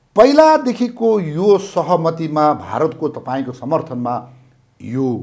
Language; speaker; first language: Nepali; native; Nepali